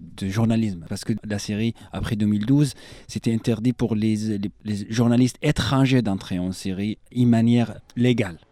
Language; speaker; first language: French; non-native, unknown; Arabic